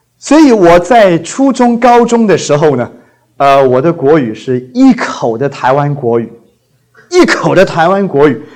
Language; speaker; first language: Chinese; non-native, local second language; Cantonese